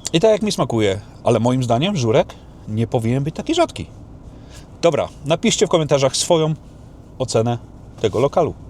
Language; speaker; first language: Polish; native; Polish